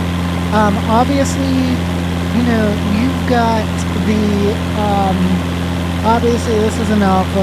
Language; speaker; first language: English; native; English